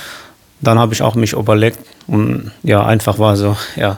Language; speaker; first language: German; non-native, learner; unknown